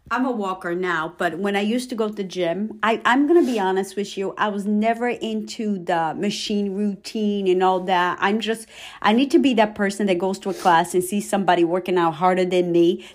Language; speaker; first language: English; non-native, fluent; Portuguese